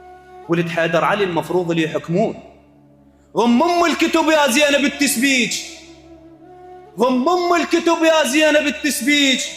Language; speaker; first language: Arabic; native; Arabic